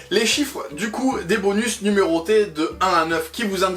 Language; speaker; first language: French; native; French